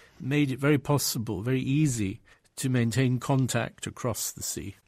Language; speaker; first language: English; native; English